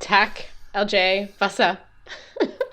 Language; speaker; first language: Danish; non-native, fluent; English